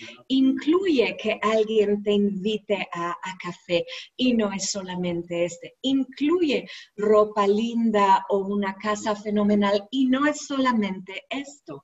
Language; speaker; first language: Spanish; non-native, learner; English